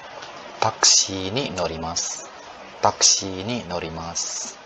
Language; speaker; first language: Japanese; non-native, fluent; Indonesian